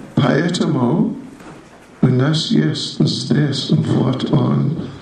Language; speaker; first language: Russian; non-native, learner; English